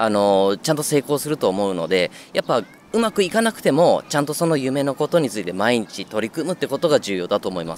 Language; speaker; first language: Japanese; native; Japanese